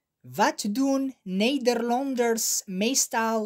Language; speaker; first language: Dutch; non-native, learner; Arabic